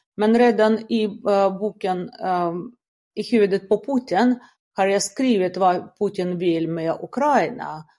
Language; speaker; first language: Swedish; non-native, fluent; Russian